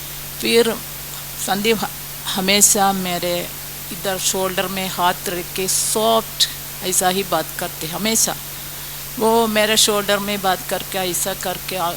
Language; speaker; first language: Hindi; non-native, local second language; Malayalam